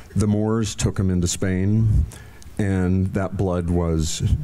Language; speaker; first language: English; native; English